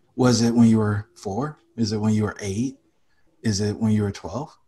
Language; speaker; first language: English; native; English